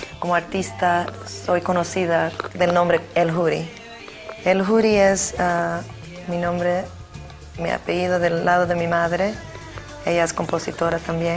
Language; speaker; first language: Spanish; early bilingual, heritage; Spanish